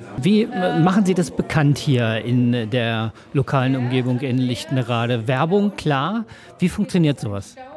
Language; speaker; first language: German; native; German